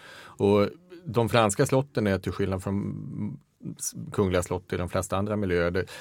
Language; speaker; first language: Swedish; native; Swedish